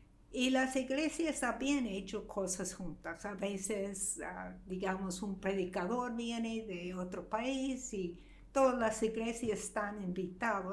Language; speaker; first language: Spanish; non-native, fluent; English